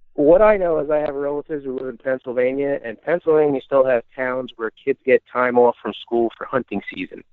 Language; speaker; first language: English; native; English